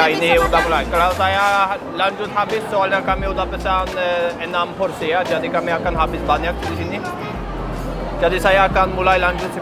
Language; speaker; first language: Indonesian; non-native, fluent; Norwegian